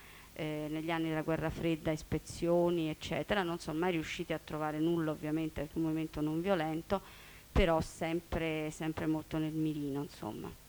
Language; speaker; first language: Italian; native; Italian